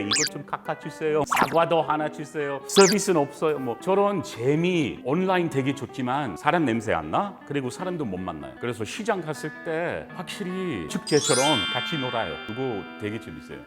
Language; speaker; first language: Korean; non-native, learner; English